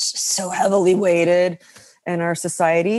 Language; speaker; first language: English; native; English